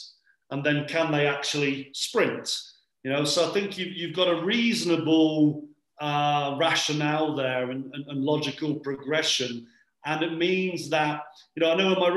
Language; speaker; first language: English; native; English